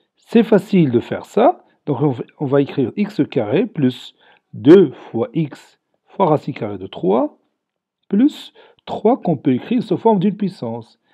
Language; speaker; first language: French; non-native, local second language; Arabic